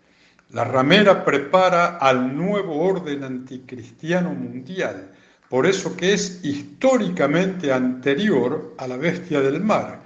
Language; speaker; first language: Spanish; native; Spanish